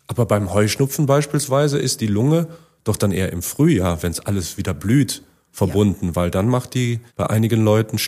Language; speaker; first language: German; native; German